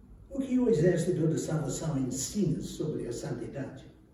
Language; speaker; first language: Portuguese; non-native, fluent; English